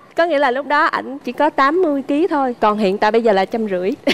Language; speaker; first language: Vietnamese; native; Vietnamese